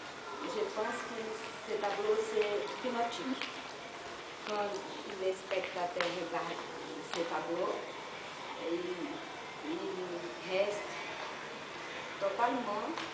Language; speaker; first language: French; non-native, learner; Portuguese